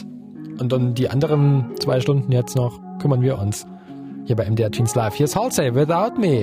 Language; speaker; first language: German; native; German